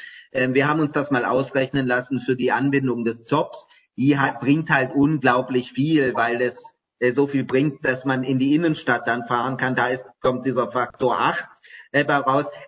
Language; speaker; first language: German; native; German